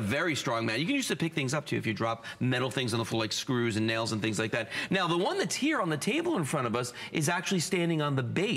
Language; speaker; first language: English; native; English